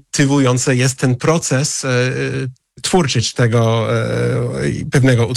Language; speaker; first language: Polish; non-native, fluent; English